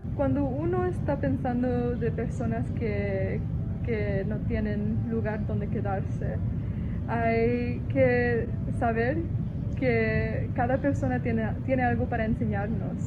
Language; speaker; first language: Spanish; early bilingual, heritage; Spanish